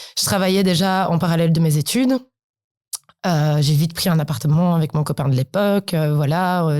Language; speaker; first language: French; early bilingual, other home language; Polish